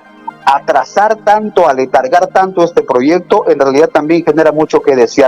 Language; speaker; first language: Spanish; native; Spanish